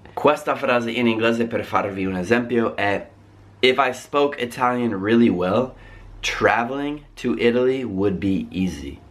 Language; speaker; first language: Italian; non-native, fluent; English